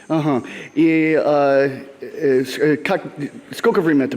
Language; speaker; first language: Russian; non-native, learner; English